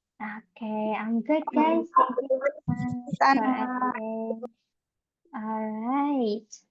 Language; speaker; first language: English; non-native, fluent; Indonesian